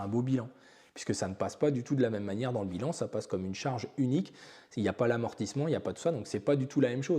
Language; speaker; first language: French; native; French